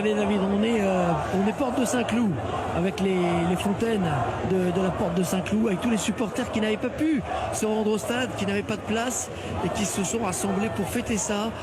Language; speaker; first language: French; native; French